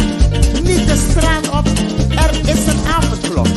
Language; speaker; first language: Dutch; non-native, local second language; Papiamento